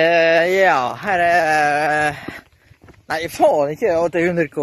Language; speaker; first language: Swedish; non-native, learner; Norwegian